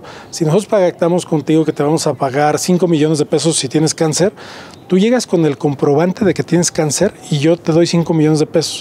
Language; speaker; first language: Spanish; native; Spanish